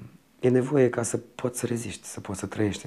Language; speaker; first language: Romanian; native; Romanian